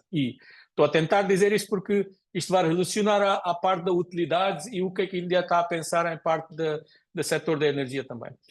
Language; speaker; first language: Portuguese; non-native, fluent; Konkani